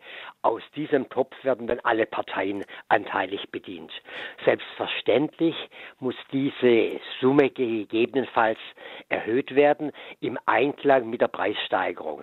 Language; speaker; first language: German; native; German